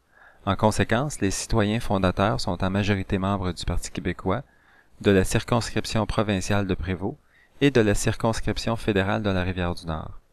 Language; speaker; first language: French; native; French